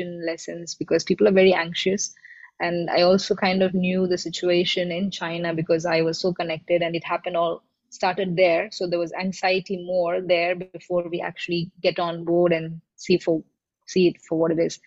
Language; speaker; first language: English; non-native, local second language; Tamil